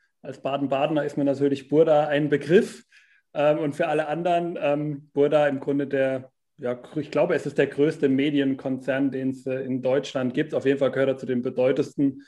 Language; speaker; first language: German; native; German